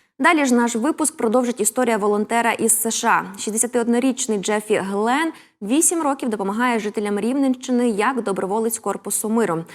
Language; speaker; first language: Ukrainian; native; Ukrainian